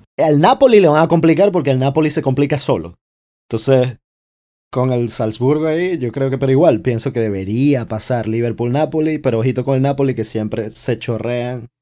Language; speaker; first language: Spanish; native; Spanish